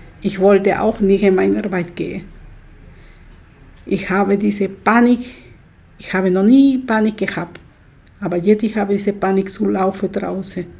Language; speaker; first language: German; non-native, learner; Spanish